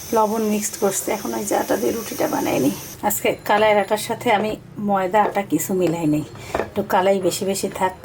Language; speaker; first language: Bangla; native; Bangla